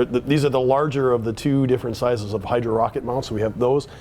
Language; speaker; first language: English; native; English